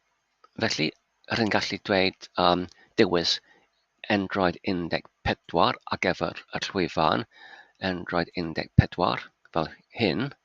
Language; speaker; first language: Welsh; non-native, fluent; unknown